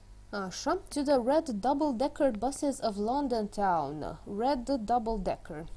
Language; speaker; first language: English; non-native, fluent; Romanian